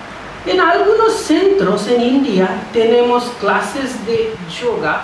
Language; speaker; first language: Spanish; non-native, fluent; Bangla